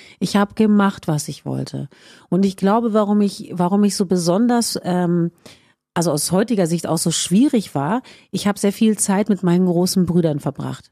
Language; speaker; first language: German; native; German